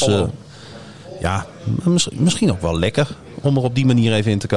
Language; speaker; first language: Dutch; native; Dutch